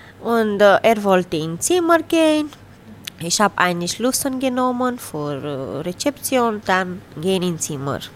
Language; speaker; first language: German; non-native, learner; Romanian